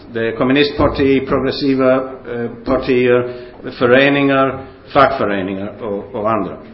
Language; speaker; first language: Swedish; non-native, fluent; English